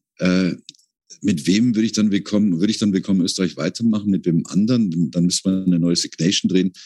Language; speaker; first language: German; native; German